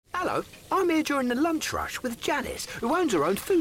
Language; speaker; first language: English; native; English